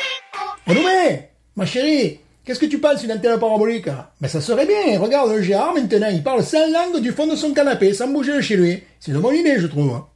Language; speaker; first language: French; native; French